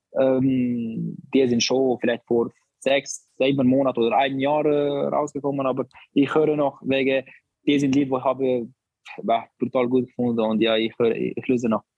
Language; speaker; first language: German; non-native, learner; Albanian